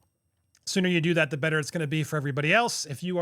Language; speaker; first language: English; native; English